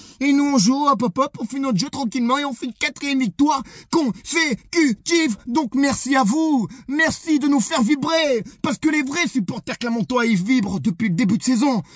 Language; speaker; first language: French; native; French